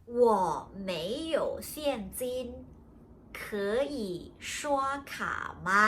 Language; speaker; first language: Chinese; non-native, fluent; Thai